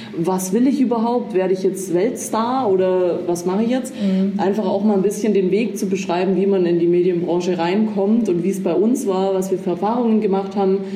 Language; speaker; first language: German; early bilingual, other home language; Croatian